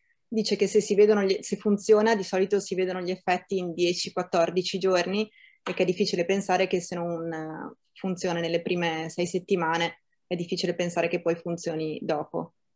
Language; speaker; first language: Italian; native; Italian